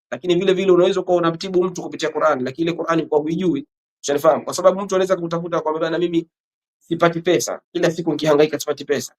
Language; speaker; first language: Swahili; native; Swahili